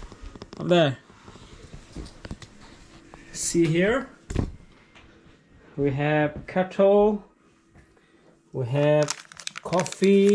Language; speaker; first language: English; non-native, learner; Indonesian